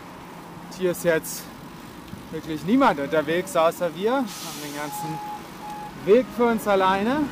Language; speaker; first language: German; native; German